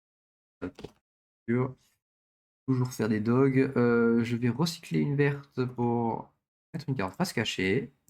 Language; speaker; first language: French; native; French